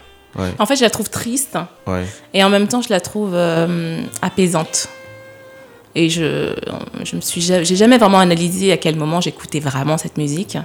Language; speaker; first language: French; early bilingual, other home language; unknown